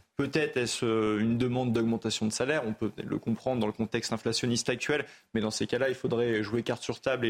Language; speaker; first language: French; native; French